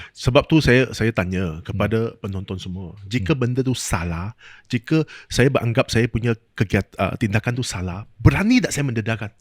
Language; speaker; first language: Malay; non-native, local second language; Chinese